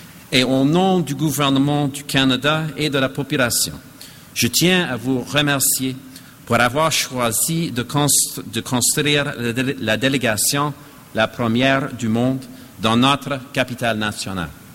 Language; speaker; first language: French; non-native, fluent; English